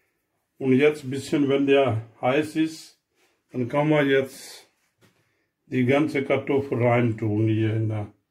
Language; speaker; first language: German; non-native, learner; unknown